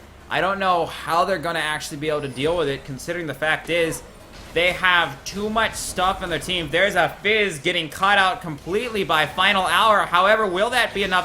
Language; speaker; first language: English; native; English